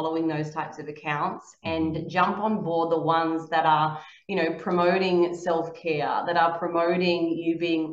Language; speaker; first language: English; native; English